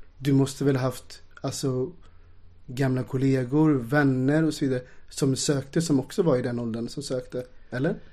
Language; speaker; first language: Swedish; native; Swedish